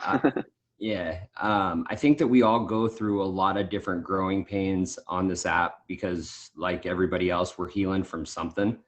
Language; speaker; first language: English; native; English